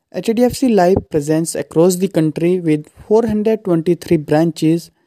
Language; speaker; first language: English; non-native, local second language; Hindi